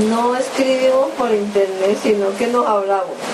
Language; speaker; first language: Spanish; early bilingual, other home language; Japanese